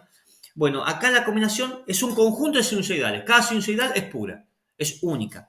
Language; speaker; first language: Spanish; native; Spanish